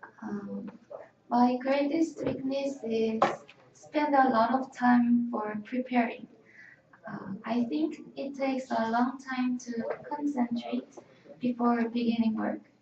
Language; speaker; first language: English; non-native, learner; Korean